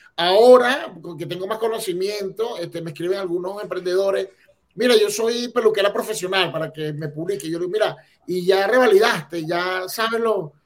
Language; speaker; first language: Spanish; native; Spanish